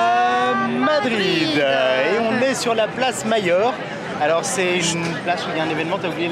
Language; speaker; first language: French; native; French